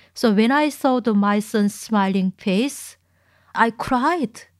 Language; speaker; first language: English; non-native, learner; Korean